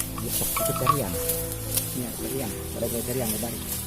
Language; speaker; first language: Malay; non-native, local second language; Sundanese